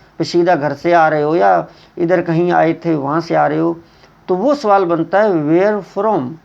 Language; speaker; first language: Hindi; native; Hindi